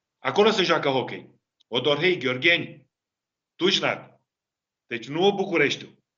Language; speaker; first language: Romanian; native; Romanian